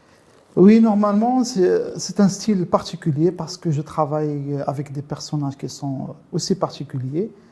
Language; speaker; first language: French; non-native, local second language; Arabic